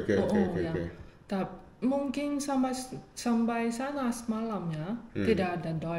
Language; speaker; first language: Indonesian; non-native, fluent; Chinese